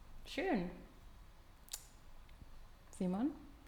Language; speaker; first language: German; native; German